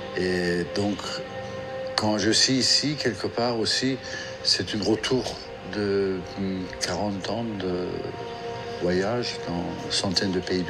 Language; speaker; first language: French; non-native, fluent; Persian